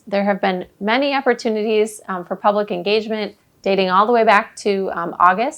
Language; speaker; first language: English; native; English